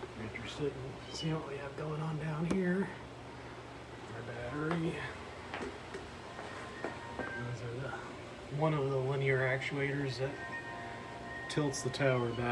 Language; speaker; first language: English; native; English